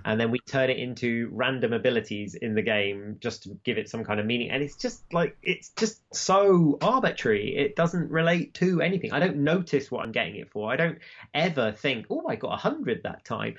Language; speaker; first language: English; native; English